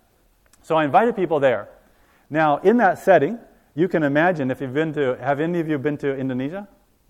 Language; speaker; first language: English; native; English